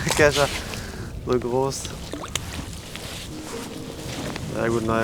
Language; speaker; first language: German; native; German